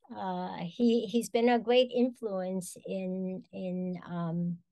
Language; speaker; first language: English; native; English